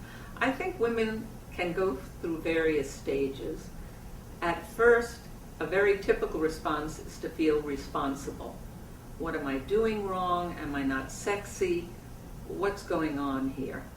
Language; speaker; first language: English; native; English